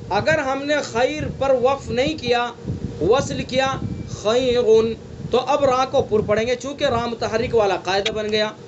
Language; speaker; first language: Urdu; native; Urdu